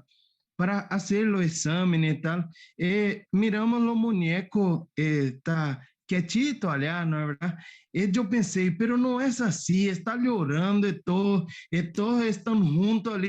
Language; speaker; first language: Spanish; non-native, learner; Portuguese